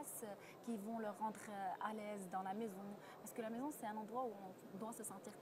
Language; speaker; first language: French; non-native, local second language; Arabic